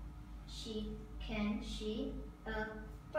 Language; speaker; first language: English; non-native, learner; Vietnamese